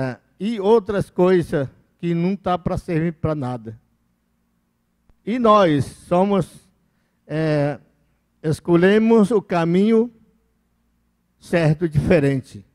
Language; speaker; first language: Portuguese; non-native, local second language; Yanomámi